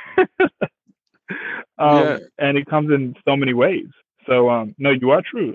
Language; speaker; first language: English; early bilingual, other home language; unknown